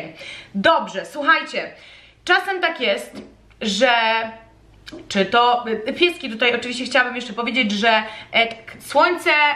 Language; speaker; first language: Polish; native; Polish